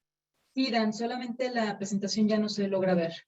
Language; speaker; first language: Spanish; native; Spanish